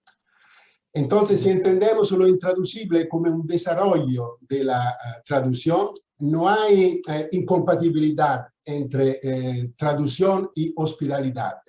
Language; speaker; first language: Spanish; non-native, fluent; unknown